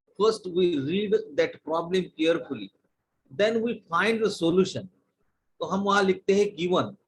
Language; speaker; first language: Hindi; non-native, local second language; Marathi